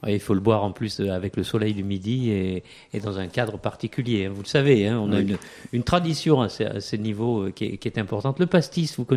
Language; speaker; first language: French; native; French